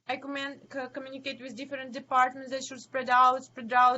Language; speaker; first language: English; non-native, learner; Ukrainian